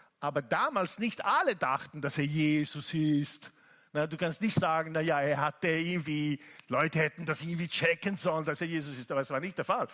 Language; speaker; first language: German; non-native, fluent; Italian